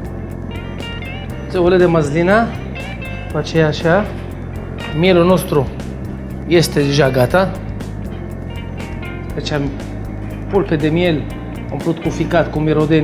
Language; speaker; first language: Romanian; non-native, learner; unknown